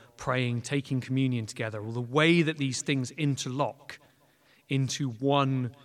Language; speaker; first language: English; native; English